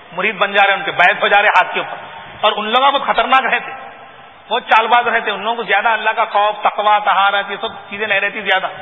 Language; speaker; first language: Urdu; native; Urdu